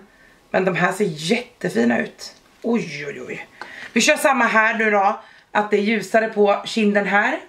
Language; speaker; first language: Swedish; native; Swedish